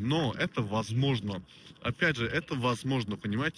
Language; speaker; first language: Russian; non-native, local second language; Tajik